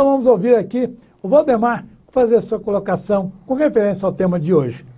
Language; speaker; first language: Portuguese; native; Portuguese